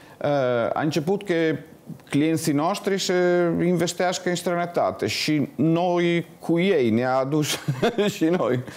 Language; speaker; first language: Romanian; non-native, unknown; Italian